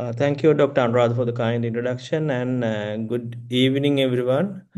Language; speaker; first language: English; non-native, local second language; Sinhala